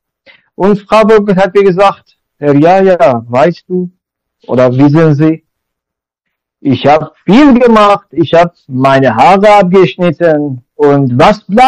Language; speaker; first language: German; non-native, learner; Persian